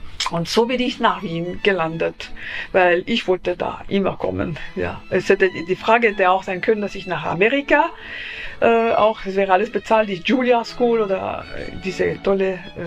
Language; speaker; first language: German; non-native, fluent; French